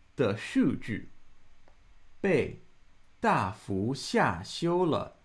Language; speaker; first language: Chinese; non-native, fluent; English